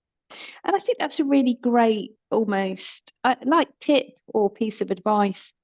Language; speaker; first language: English; native; English